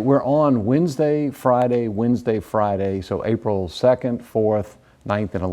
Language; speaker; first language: English; native; English